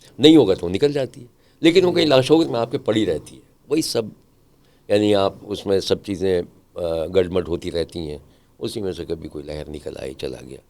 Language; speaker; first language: Urdu; native; Urdu